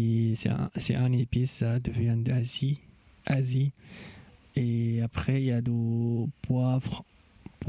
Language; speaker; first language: French; non-native, fluent; Arabic